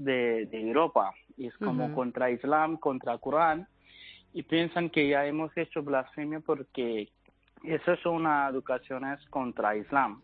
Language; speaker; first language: Spanish; non-native, learner; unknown